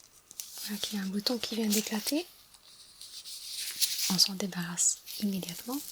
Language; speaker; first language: French; non-native, fluent; English